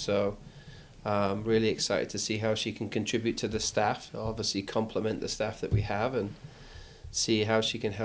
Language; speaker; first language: English; native; English